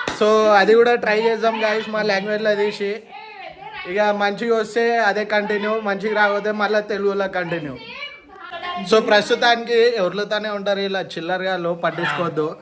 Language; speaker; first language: Telugu; non-native, local second language; Lambadi